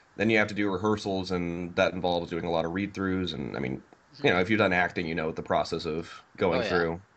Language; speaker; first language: English; native; English